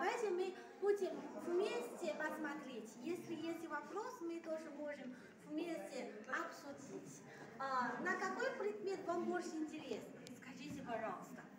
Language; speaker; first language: Russian; non-native, learner; Chinese